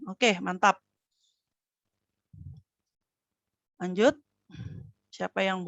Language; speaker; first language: Indonesian; native; Indonesian